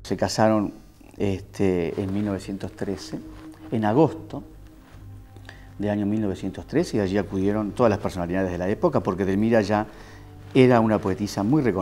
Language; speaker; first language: Spanish; native; Spanish